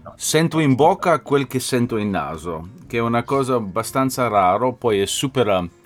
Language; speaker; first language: Italian; non-native, fluent; English